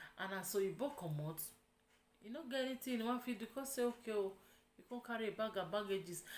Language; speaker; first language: Nigerian Pidgin; non-native, local second language; Yoruba